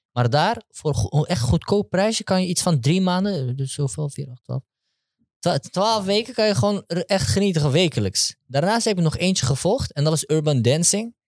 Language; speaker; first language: Dutch; early bilingual, other home language; Turkish